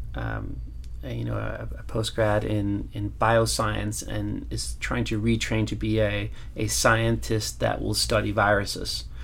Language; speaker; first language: English; non-native, fluent; Danish